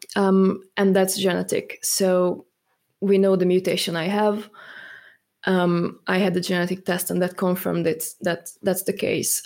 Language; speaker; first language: English; non-native, fluent; Hungarian